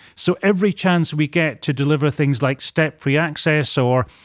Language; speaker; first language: English; native; English